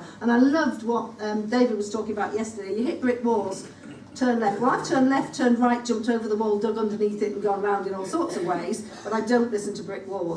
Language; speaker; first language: English; native; English